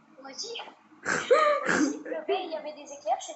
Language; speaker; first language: French; native; French